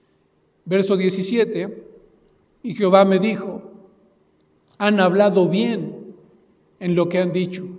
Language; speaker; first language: Spanish; native; Spanish